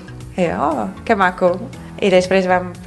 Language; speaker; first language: Catalan; non-native, fluent; English